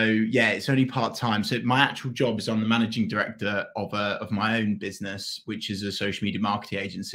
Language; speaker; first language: English; native; English